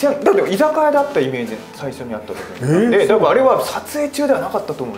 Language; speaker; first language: Japanese; native; Japanese